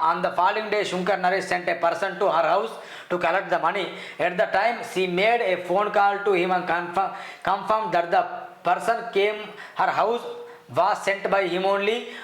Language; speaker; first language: English; non-native, local second language; Telugu